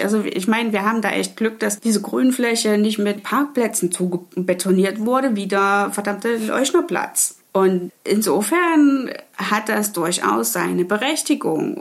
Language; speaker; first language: German; native; German